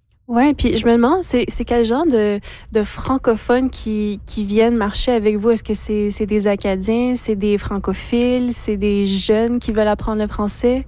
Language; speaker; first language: French; native; French